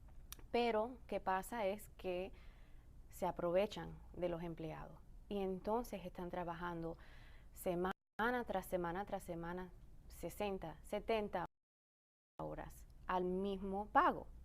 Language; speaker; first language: Spanish; early bilingual, other home language; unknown